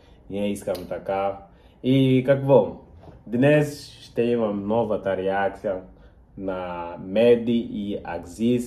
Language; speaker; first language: Bulgarian; non-native, learner; Portuguese